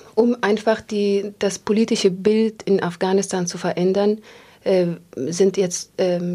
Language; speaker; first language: German; non-native, fluent; Pashto